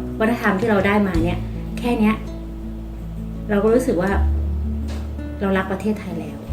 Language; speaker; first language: Thai; native; Thai